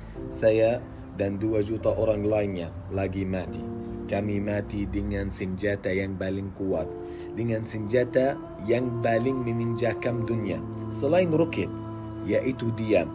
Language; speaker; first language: Indonesian; non-native, fluent; Arabic